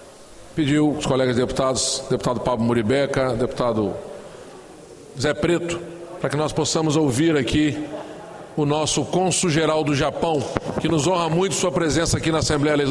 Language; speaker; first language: Portuguese; native; Portuguese